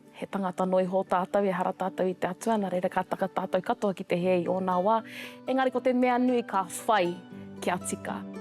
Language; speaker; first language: Māori; native; Māori